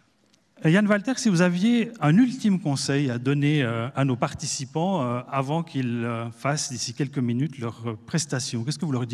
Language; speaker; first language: French; native; French